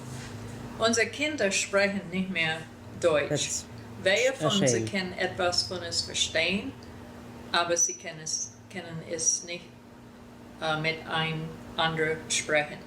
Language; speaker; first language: German; early bilingual, heritage; German